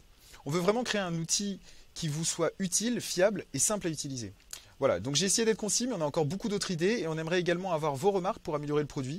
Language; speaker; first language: French; native; French